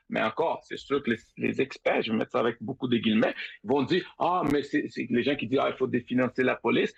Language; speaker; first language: French; non-native, fluent; Portuguese